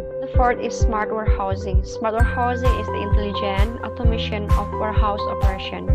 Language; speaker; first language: English; non-native, learner; Indonesian